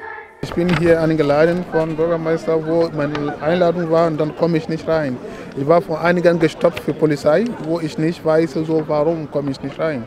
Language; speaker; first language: German; non-native, learner; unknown